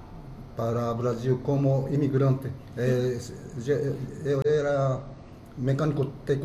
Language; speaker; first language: Portuguese; non-native, fluent; Japanese